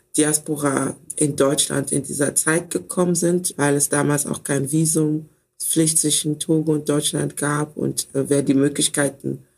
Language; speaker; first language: German; early bilingual, other home language; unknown